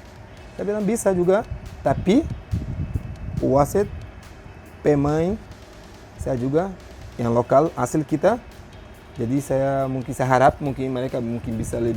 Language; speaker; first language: Indonesian; non-native, fluent; Portuguese